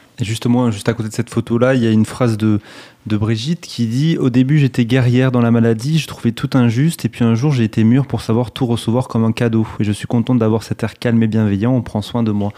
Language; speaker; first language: French; native; French